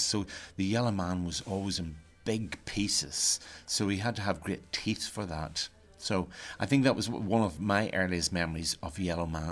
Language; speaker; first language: English; native; English